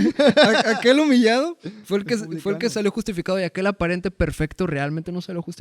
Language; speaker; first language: Spanish; native; Spanish